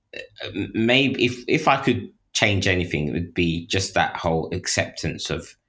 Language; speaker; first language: English; native; English